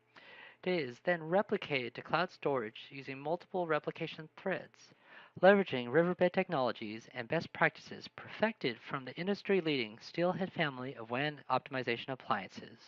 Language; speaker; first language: English; native; English